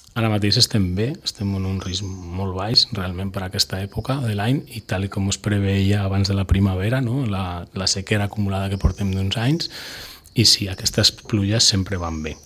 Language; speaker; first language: Catalan; non-native, local second language; Spanish